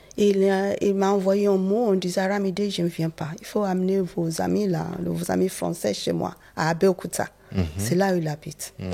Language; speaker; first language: French; non-native, fluent; Yoruba